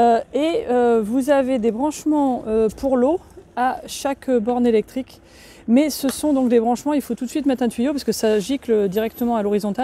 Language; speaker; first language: French; native; French